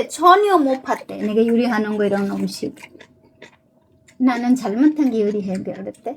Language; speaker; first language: Korean; non-native, learner; Bangla